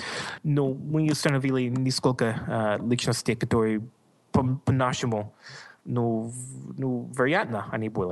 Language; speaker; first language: Russian; non-native, learner; English